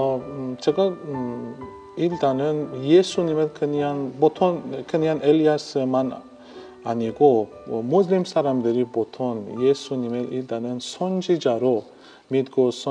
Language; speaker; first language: Korean; non-native, learner; Persian